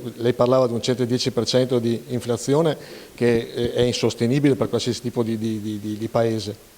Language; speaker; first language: Italian; native; Italian